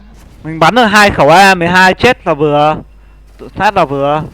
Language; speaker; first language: Vietnamese; native; Vietnamese